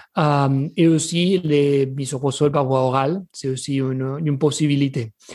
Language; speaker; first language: French; non-native, fluent; Spanish